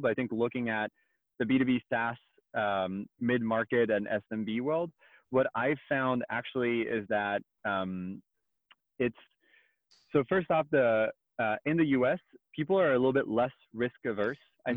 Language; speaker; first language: English; non-native, fluent; French